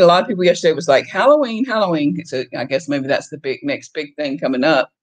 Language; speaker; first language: English; native; English